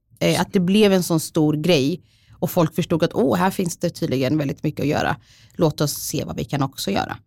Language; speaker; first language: Swedish; early bilingual, other home language; Somali